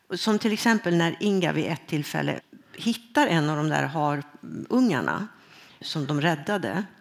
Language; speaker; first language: Swedish; native; Swedish